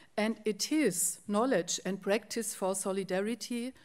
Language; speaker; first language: English; non-native, fluent; German